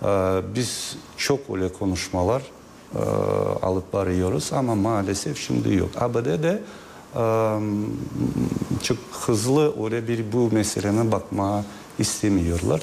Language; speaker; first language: Turkish; non-native, fluent; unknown